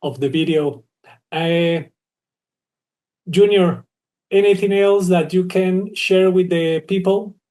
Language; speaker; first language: English; non-native, learner; Spanish